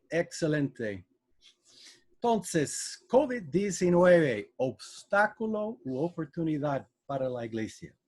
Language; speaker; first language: Spanish; non-native, fluent; English